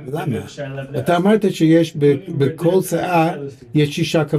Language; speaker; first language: Hebrew; non-native, fluent; English